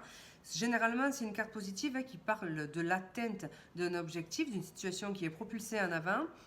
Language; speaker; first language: French; native; French